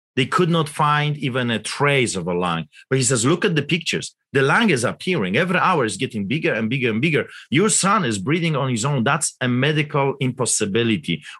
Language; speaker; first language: English; non-native, fluent; Polish